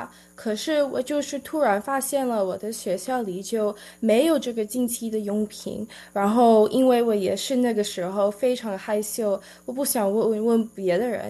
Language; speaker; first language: Chinese; early bilingual, heritage; Chinese